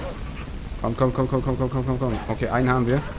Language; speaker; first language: German; native; German